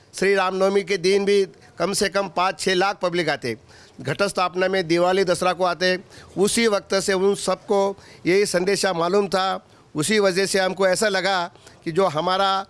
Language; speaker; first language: Hindi; non-native, local second language; Lambadi